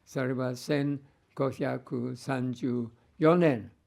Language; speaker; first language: Japanese; non-native, fluent; English